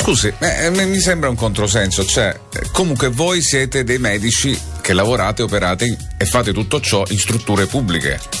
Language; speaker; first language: Italian; native; Italian